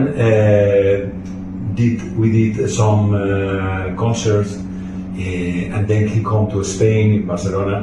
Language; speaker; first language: English; non-native, learner; Spanish